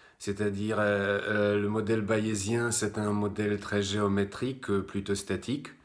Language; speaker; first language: French; non-native, fluent; Polish